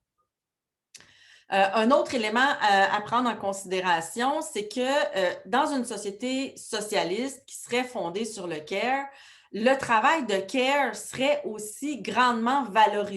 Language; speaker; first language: French; native; French